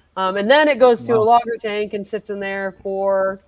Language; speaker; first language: English; native; English